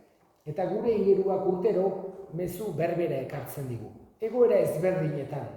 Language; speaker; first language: Basque; native; Basque